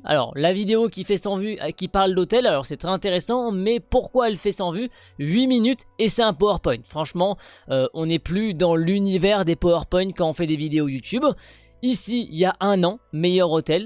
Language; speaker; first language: French; native; French